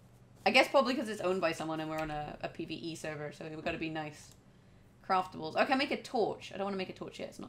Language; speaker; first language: English; native; English